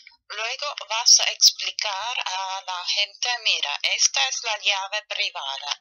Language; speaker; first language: Spanish; non-native, fluent; German